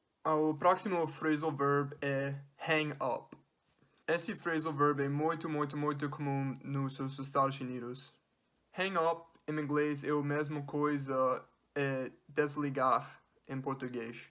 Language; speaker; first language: Portuguese; non-native, learner; English